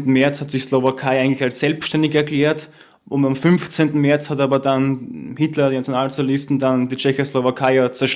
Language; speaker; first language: German; native; German